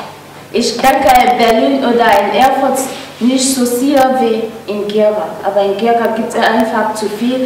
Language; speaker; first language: German; non-native, learner; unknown